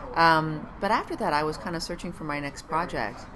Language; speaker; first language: English; native; English